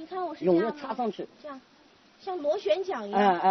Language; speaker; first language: Chinese; native; Chinese